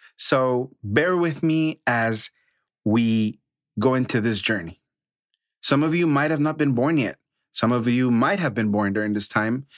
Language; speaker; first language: English; early bilingual, other home language; Spanish